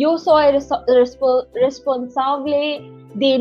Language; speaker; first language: Spanish; non-native, learner; English